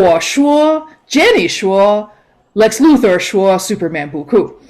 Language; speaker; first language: Chinese; non-native, fluent; English